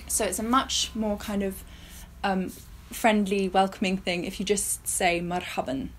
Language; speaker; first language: English; native; English